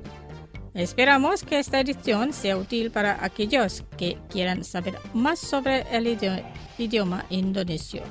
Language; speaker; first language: Spanish; non-native, fluent; Indonesian